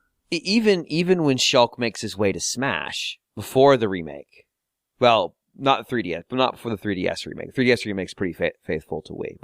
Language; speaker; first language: English; native; English